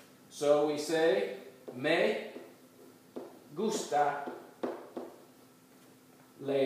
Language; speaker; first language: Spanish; non-native, fluent; English